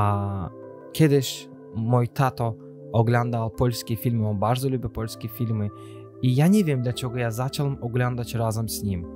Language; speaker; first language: Polish; non-native, learner; Azerbaijani